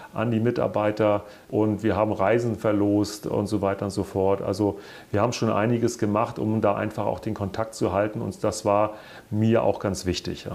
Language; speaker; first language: German; native; German